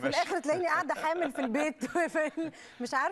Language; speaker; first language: Arabic; native; Arabic